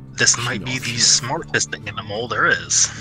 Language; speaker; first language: English; native; English